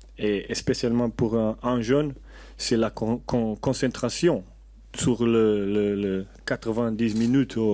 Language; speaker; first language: French; non-native, learner; Portuguese